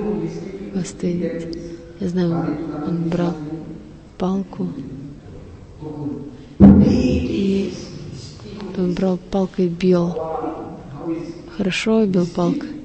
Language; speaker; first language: Russian; non-native, learner; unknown